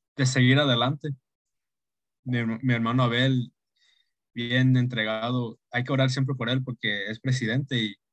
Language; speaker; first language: Spanish; early bilingual, heritage; Spanish